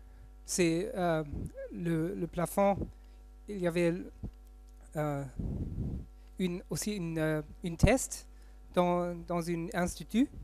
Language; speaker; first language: French; non-native, fluent; German